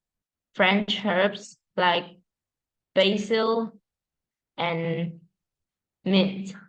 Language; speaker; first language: English; non-native, learner; Vietnamese